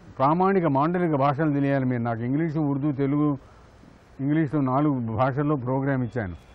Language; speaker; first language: Telugu; native; Telugu